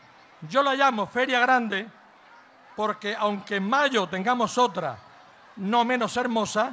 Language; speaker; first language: Spanish; native; Spanish